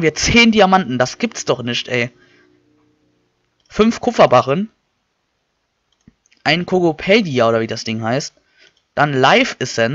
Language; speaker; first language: German; native; German